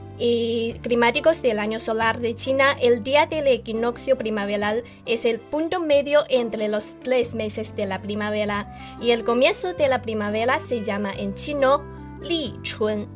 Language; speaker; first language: Spanish; non-native, fluent; Chinese